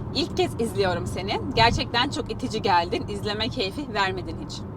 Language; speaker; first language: Turkish; native; Turkish